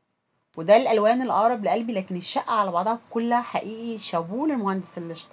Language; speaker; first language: Arabic; native; Arabic